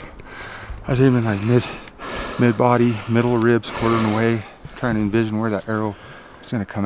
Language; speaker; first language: English; native; English